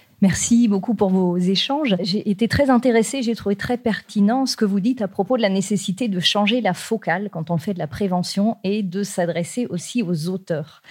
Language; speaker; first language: French; native; French